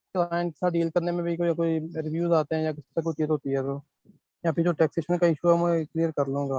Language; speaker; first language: Urdu; non-native, local second language; Punjabi